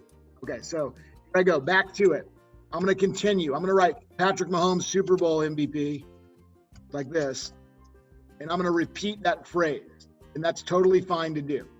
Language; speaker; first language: English; native; English